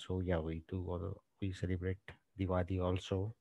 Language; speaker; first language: English; non-native, local second language; Marathi